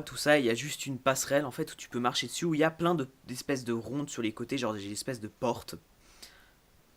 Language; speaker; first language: French; native; French